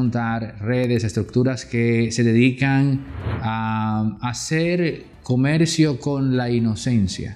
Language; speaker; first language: Spanish; native; Spanish